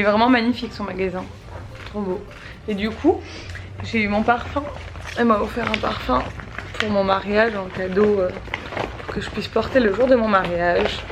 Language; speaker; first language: French; native; French